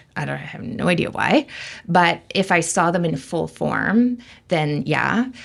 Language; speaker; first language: English; native; English